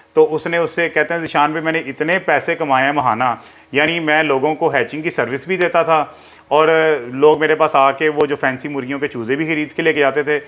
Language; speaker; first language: Urdu; native; Urdu